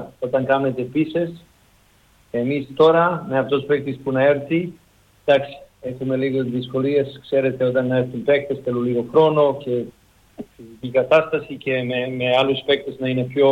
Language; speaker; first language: Greek; non-native, learner; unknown